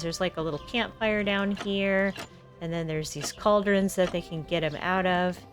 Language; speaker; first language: English; native; English